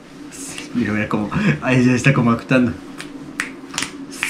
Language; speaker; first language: Spanish; non-native, learner; Japanese